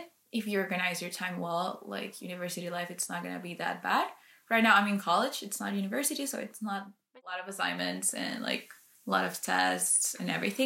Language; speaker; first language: English; non-native, fluent; Spanish